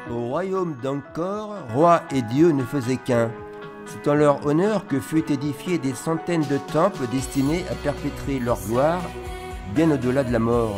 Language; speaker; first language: French; native; French